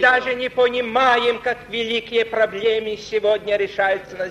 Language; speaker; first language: Russian; non-native, fluent; Polish